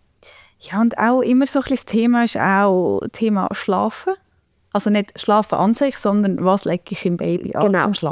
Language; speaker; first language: German; native; German